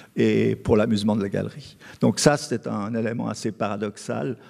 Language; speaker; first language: French; native; French